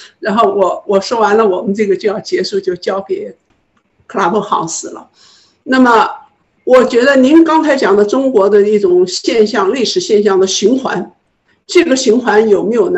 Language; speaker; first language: Chinese; native; Chinese